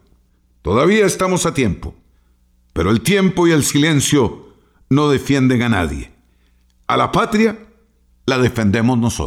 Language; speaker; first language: Spanish; native; Spanish